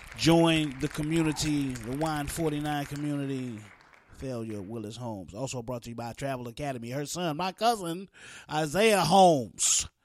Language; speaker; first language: English; native; English